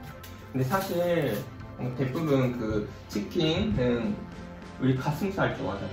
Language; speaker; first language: Korean; non-native, fluent; Japanese